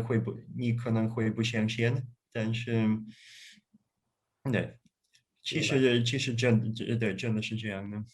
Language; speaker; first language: Chinese; non-native, fluent; Russian